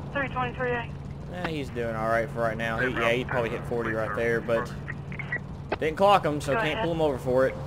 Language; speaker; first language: English; native; English